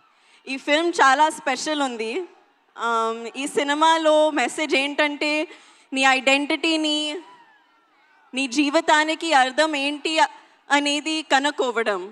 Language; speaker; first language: Telugu; non-native, learner; Hindi